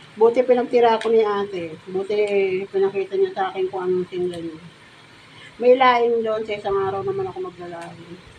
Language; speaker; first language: Filipino; non-native, local second language; Bikol